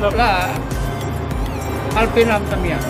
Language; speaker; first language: Arabic; non-native, learner; Indonesian